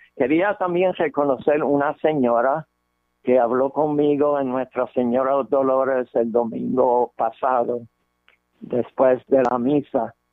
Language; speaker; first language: Spanish; early bilingual, heritage; Spanish